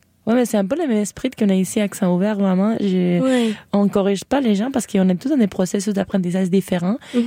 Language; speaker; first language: French; non-native, fluent; Spanish